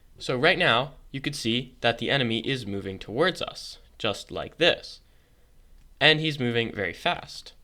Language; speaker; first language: English; native; English